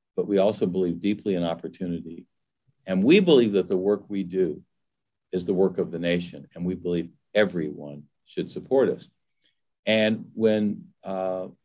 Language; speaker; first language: English; native; English